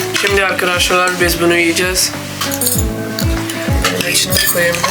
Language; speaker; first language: Turkish; non-native, fluent; Urdu